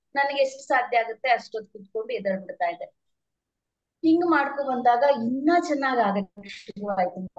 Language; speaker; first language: Kannada; native; Kannada